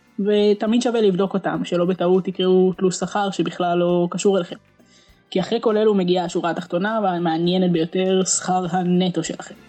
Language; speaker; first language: Hebrew; native; Hebrew